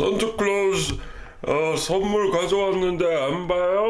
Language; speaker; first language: Korean; early bilingual, heritage; Korean